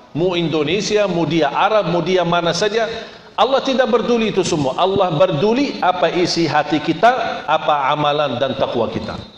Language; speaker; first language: Indonesian; non-native, fluent; Arabic